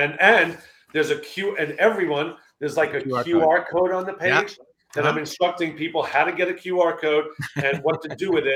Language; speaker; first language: English; native; English